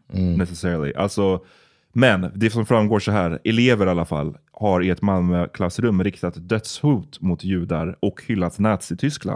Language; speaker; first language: Swedish; native; Swedish